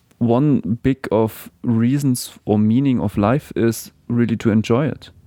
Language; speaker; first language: English; non-native, fluent; German